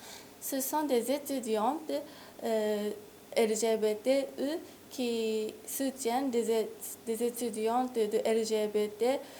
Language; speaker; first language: French; non-native, fluent; Japanese